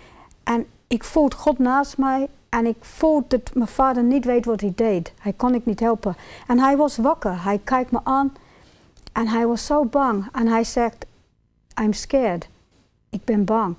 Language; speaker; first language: Dutch; non-native, fluent; English